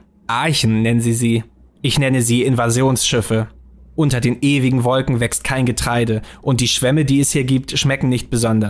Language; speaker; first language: German; native; German